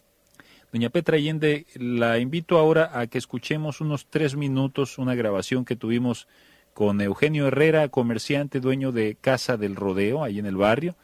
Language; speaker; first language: Spanish; native; Spanish